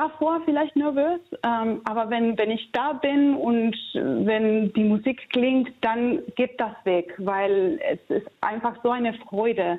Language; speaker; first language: German; non-native, fluent; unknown